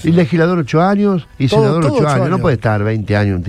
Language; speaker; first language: Spanish; native; Spanish